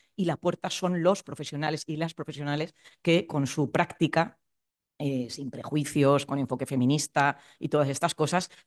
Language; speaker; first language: Spanish; native; Spanish